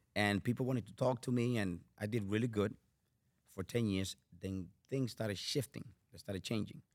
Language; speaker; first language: English; non-native, fluent; Spanish